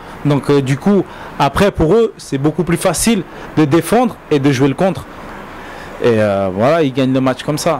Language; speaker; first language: French; native; French